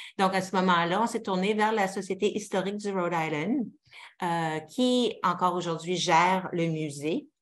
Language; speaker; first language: French; native; French